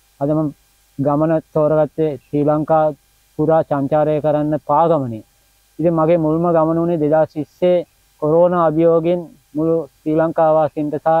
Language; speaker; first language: Sinhala; non-native, local second language; Tamil